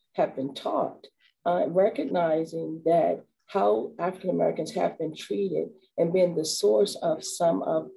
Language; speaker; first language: English; native; English